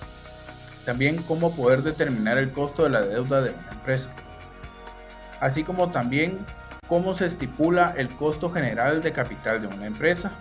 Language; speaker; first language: Spanish; native; Spanish